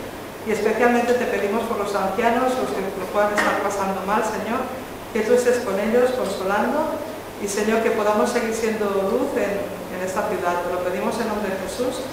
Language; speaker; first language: Spanish; native; Spanish